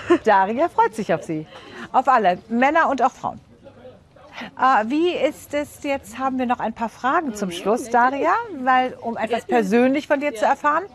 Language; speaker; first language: German; native; German